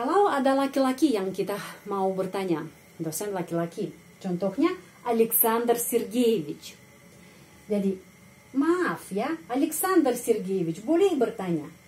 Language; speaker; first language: Indonesian; non-native, fluent; Russian